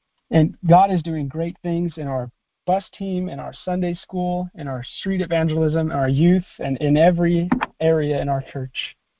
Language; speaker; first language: English; native; English